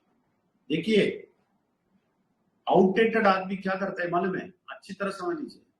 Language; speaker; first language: Hindi; non-native, local second language; Telugu